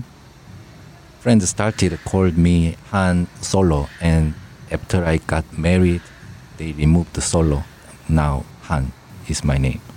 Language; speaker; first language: English; non-native, learner; Korean